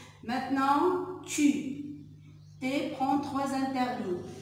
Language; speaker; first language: French; non-native, local second language; Arabic